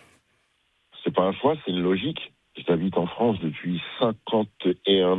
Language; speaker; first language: French; early bilingual, other home language; Bambara